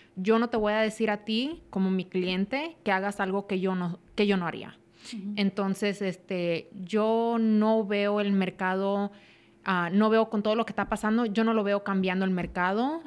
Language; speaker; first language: Spanish; early bilingual, heritage; Spanish